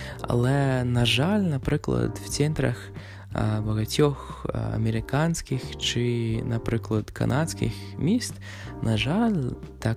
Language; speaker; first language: Ukrainian; non-native, fluent; English